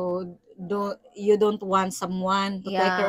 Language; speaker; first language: English; non-native, local second language; Cebuano